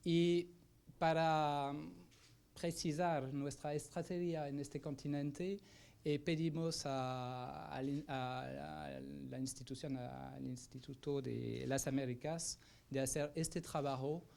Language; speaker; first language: Spanish; non-native, fluent; French